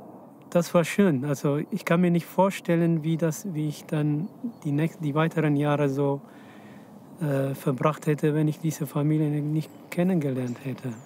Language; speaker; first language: German; non-native, fluent; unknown